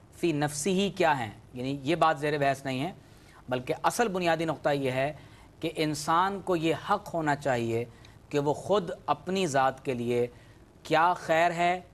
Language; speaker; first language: Urdu; native; Urdu